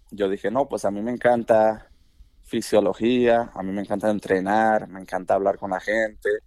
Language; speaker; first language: Spanish; early bilingual, heritage; Spanish